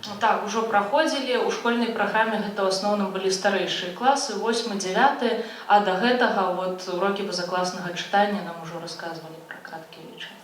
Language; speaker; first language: Belarusian; native; Belarusian